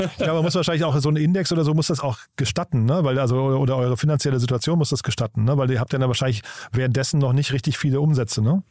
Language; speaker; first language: German; native; German